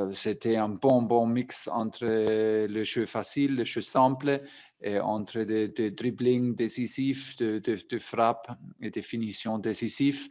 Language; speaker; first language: French; non-native, fluent; German